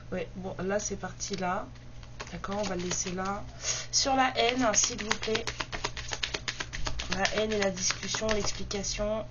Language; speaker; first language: French; native; French